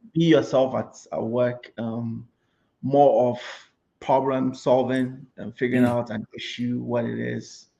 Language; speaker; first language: English; non-native, local second language; Akan